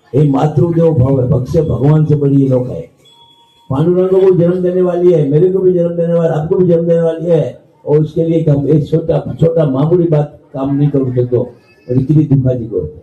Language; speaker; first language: Hindi; non-native, local second language; Marathi